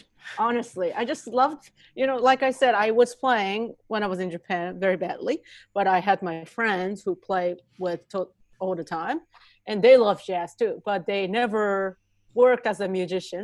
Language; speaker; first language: English; non-native, fluent; Japanese